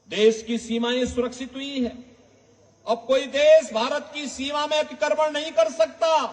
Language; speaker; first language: Hindi; native; Hindi